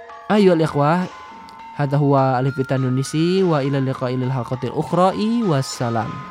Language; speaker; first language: Arabic; non-native, fluent; Indonesian